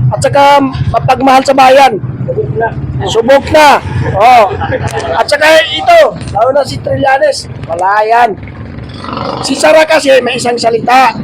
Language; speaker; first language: Filipino; non-native, local second language; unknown